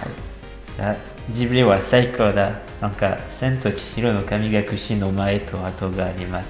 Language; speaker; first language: Japanese; non-native, learner; French